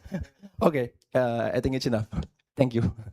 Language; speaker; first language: English; non-native, learner; Indonesian